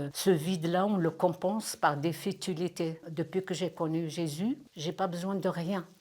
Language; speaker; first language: French; non-native, fluent; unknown